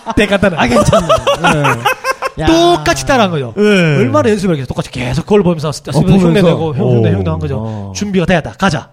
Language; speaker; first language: Korean; native; Korean